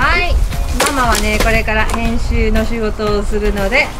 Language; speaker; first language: Japanese; native; Japanese